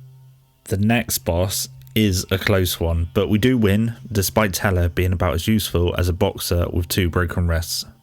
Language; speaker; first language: English; native; English